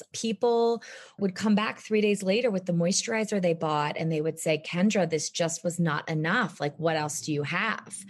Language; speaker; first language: English; native; English